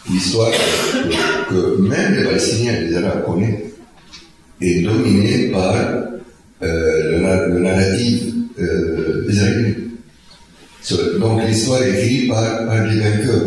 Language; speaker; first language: French; non-native, fluent; Arabic